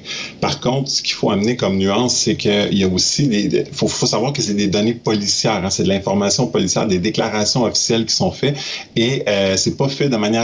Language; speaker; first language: French; native; French